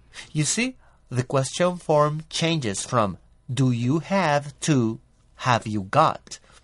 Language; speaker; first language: English; non-native, fluent; Spanish